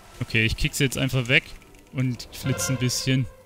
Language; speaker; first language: German; native; German